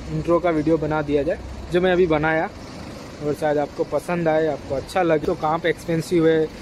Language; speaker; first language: Hindi; non-native, local second language; Gujarati